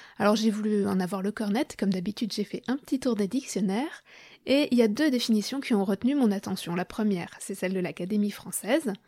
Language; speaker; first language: French; native; French